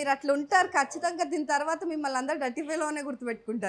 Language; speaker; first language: Telugu; native; Telugu